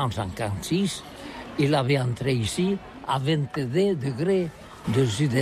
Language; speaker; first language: French; non-native, learner; Catalan